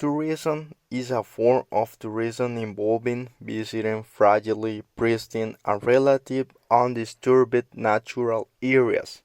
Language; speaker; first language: English; non-native, learner; Spanish